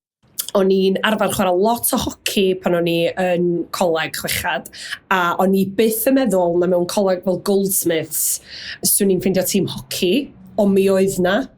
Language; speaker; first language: Welsh; native; Welsh